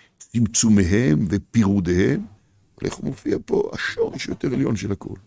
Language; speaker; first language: Hebrew; native; Hebrew